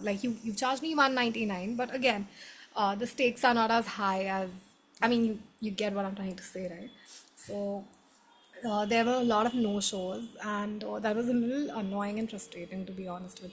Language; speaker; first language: English; non-native, local second language; Hindi